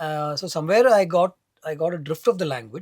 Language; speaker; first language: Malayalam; early bilingual, heritage; Malayalam